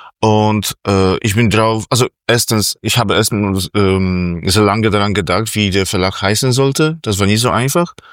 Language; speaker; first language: German; non-native, fluent; Polish